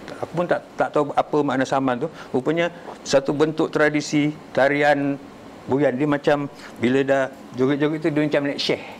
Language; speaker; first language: Malay; native; Malay